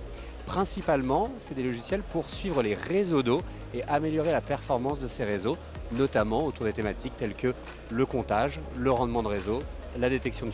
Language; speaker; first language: French; native; French